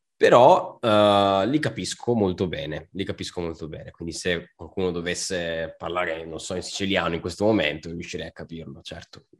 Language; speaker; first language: Italian; native; Italian